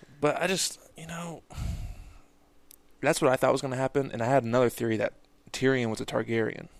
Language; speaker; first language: English; native; English